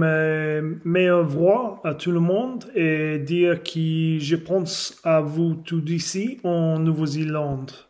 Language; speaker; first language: French; non-native, learner; English